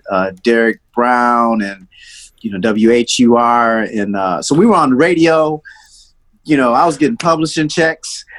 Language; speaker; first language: English; native; English